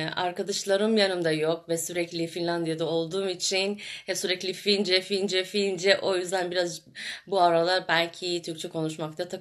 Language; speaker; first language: Turkish; non-native, fluent; Persian